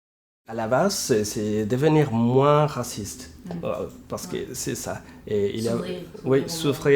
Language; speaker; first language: French; non-native, fluent; Spanish